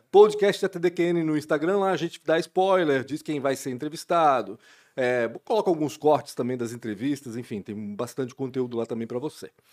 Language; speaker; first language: Portuguese; early bilingual, other home language; Spanish